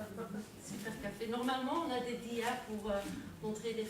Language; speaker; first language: French; non-native, local second language; Dutch